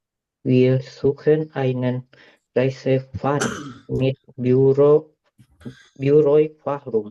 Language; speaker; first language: German; non-native, learner; Indonesian